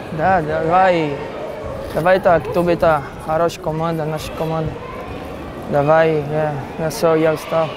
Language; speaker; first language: Russian; non-native, learner; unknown